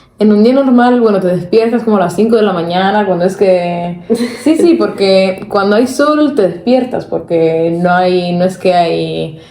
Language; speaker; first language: Spanish; non-native, fluent; Italian